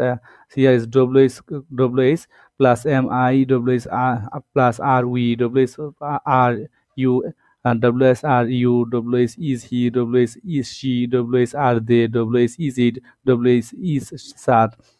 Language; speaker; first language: English; non-native, local second language; Bangla